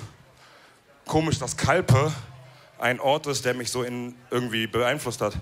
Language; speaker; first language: German; early bilingual, other home language; Wolof